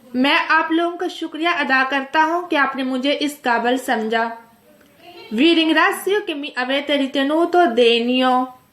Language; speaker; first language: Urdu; native; Urdu